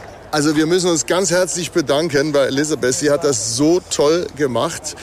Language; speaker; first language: German; native; German